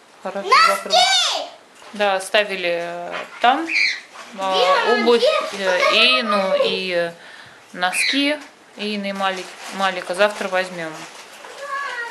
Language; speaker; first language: Russian; native; Russian